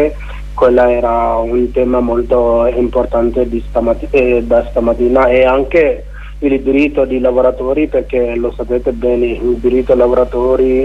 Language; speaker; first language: Italian; non-native, learner; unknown